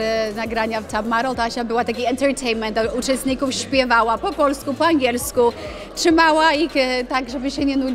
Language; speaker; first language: Polish; early bilingual, other home language; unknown